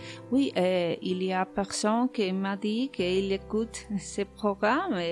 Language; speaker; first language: French; non-native, learner; Spanish